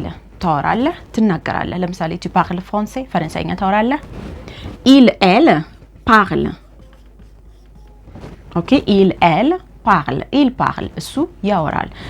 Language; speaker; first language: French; non-native, fluent; Amharic